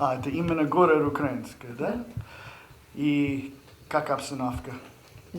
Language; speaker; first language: Russian; non-native, learner; English